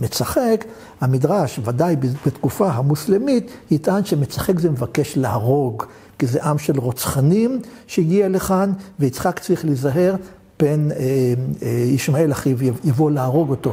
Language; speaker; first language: Hebrew; native; Hebrew